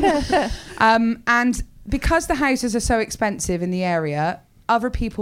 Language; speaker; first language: English; native; English